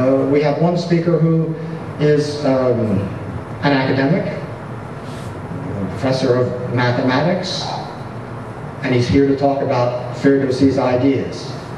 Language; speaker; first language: English; native; English